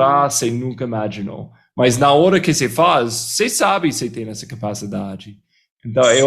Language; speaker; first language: Portuguese; non-native, fluent; English